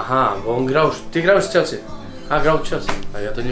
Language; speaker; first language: Polish; non-native, learner; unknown